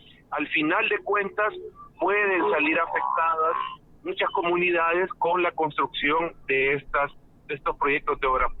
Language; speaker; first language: Spanish; native; Spanish